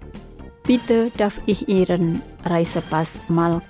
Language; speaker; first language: German; non-native, fluent; Indonesian